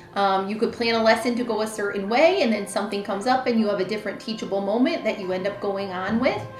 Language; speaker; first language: English; native; English